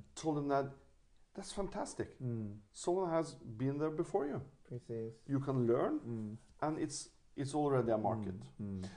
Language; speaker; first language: English; non-native, fluent; Norwegian